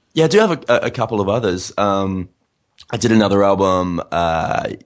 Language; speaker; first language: English; native; English